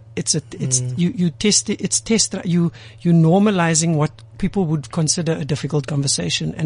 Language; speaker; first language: English; native; English